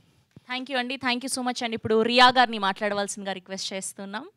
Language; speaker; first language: Telugu; native; Telugu